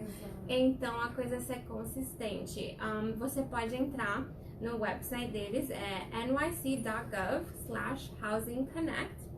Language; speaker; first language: Portuguese; non-native, fluent; Spanish